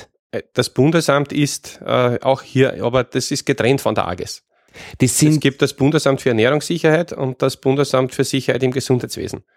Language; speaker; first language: German; native; German